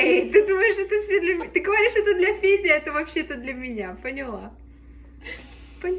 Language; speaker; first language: Russian; early bilingual, heritage; Russian